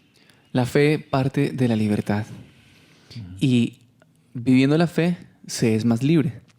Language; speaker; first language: Spanish; native; Spanish